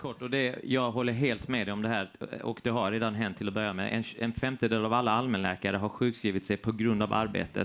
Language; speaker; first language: Swedish; native; Swedish